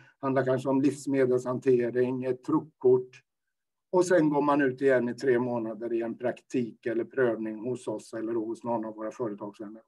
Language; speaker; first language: Swedish; native; Swedish